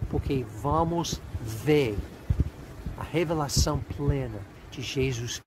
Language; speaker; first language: Portuguese; non-native, fluent; English